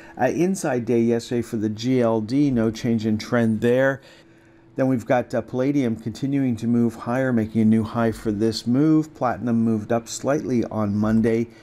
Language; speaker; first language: English; native; English